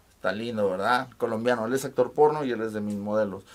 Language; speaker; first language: Spanish; native; Spanish